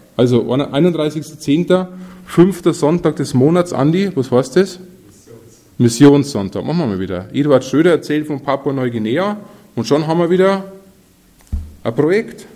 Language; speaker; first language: German; native; German